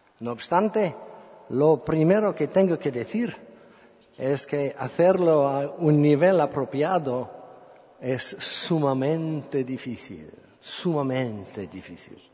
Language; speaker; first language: Spanish; non-native, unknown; English